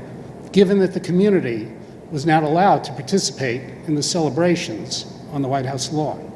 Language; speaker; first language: English; native; English